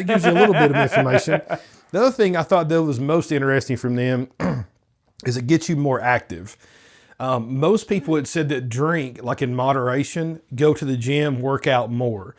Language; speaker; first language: English; native; English